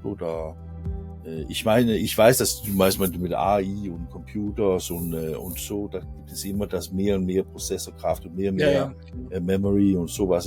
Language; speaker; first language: German; non-native, learner; Danish